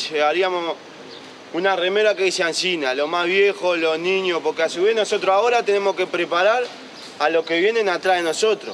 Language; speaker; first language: Spanish; native; Spanish